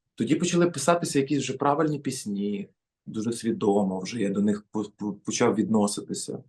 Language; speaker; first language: Ukrainian; native; Ukrainian